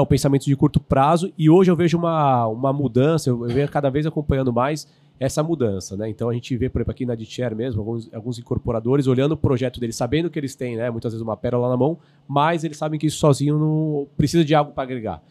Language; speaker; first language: Portuguese; native; Portuguese